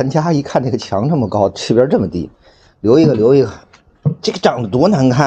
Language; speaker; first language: Chinese; native; Chinese